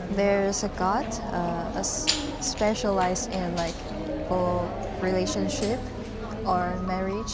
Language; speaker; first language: English; non-native, fluent; Chinese